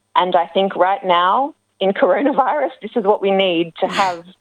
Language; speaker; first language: English; native; English